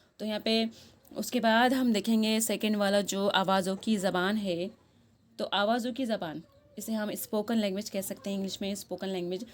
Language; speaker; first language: Urdu; native; Urdu